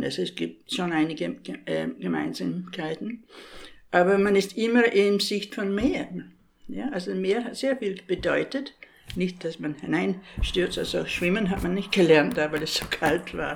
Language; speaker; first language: German; non-native, fluent; English